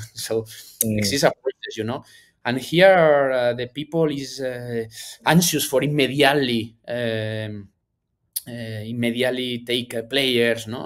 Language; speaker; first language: English; non-native, learner; Spanish